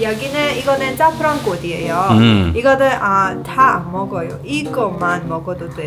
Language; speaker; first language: Korean; non-native, learner; Persian